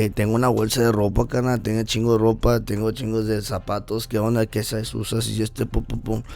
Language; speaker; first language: Spanish; early bilingual, heritage; Spanish